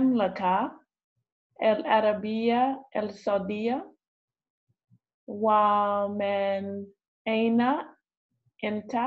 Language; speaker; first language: Arabic; non-native, learner; English